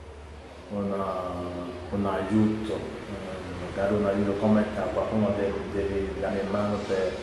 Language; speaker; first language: Italian; non-native, learner; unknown